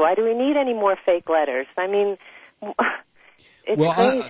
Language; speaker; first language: English; native; English